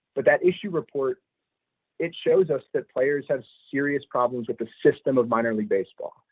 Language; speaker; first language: English; native; English